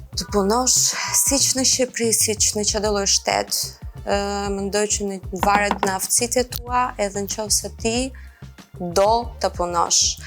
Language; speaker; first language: Albanian; non-native, fluent; Ukrainian